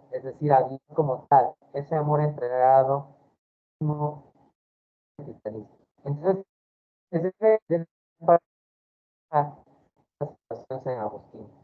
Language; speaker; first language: Spanish; native; Spanish